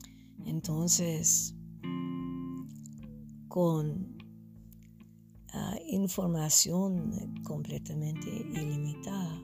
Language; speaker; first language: Spanish; non-native, fluent; English